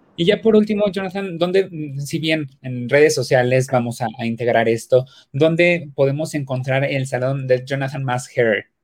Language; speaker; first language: Spanish; native; Spanish